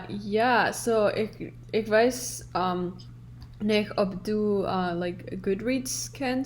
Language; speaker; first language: German; non-native, learner; English